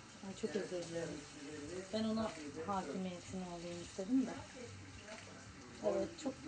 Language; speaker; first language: Turkish; native; Turkish